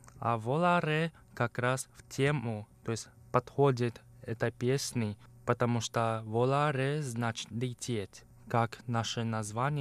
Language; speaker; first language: Russian; non-native, fluent; Chinese